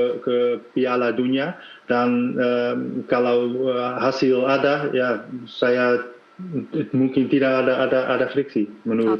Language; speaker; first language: Indonesian; non-native, fluent; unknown